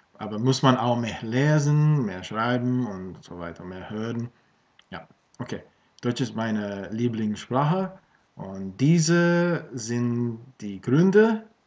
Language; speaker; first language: German; non-native, fluent; English